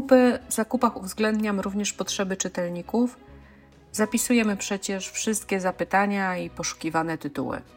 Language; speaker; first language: Polish; native; Polish